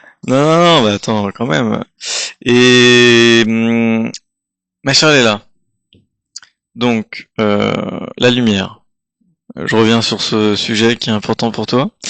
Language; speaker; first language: French; native; French